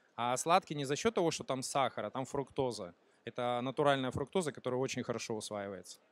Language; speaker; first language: Russian; native; Russian